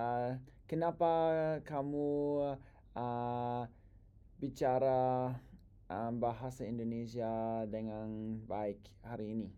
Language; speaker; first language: Indonesian; non-native, learner; English